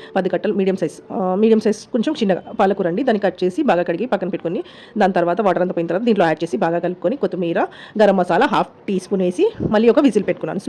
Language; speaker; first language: Telugu; non-native, local second language; Urdu